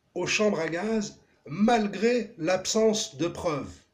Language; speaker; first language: French; early bilingual, other home language; Arabic